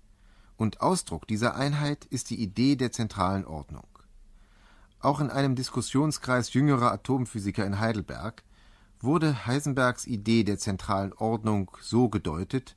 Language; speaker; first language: German; native; German